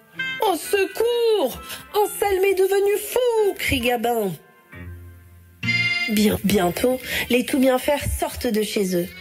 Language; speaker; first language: French; native; French